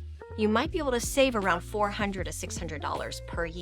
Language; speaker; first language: English; native; English